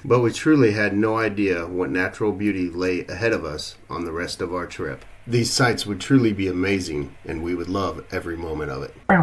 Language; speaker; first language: English; native; English